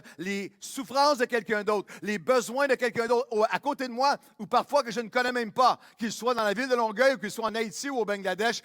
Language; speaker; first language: French; native; French